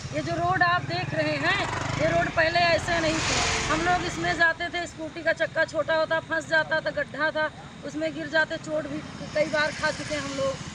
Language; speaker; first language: Hindi; native; Hindi